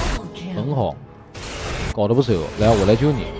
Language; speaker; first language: Chinese; native; Chinese